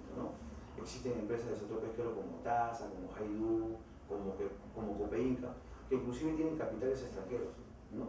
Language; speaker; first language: Spanish; native; Spanish